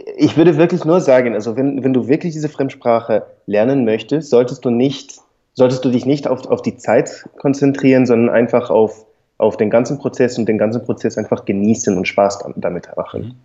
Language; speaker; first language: German; non-native, fluent; English